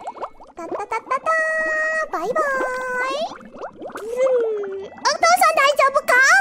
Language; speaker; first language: Japanese; non-native, learner; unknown